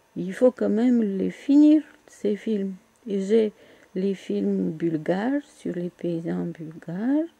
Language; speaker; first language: French; non-native, fluent; Bulgarian